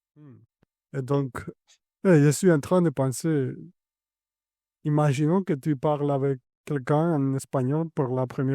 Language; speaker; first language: French; non-native, fluent; Spanish